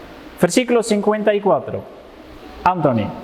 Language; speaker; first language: Spanish; non-native, fluent; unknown